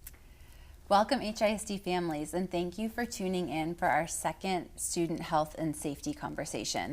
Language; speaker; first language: English; native; English